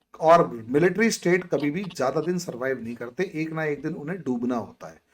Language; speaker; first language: Hindi; native; Hindi